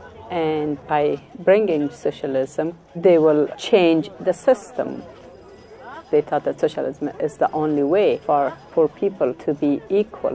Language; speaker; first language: English; non-native, fluent; Persian